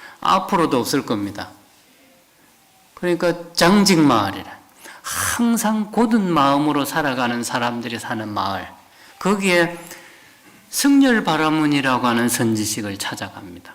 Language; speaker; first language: Korean; native; Korean